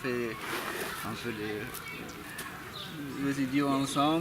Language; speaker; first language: French; native; French